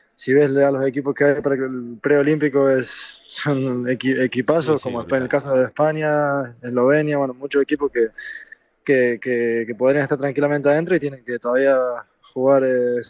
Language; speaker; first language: Spanish; native; Spanish